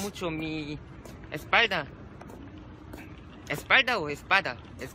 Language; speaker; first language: Spanish; non-native, fluent; Korean